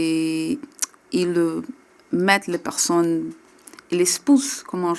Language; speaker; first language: French; non-native, learner; Portuguese